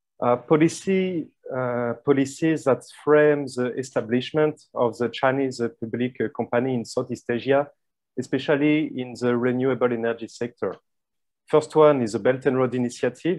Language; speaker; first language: English; non-native, fluent; French